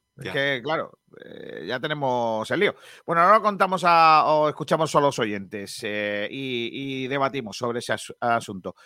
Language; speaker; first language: Spanish; native; Spanish